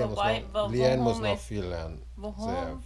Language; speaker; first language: German; native; German